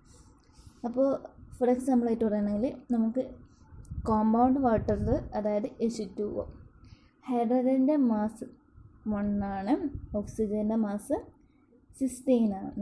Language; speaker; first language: Malayalam; native; Malayalam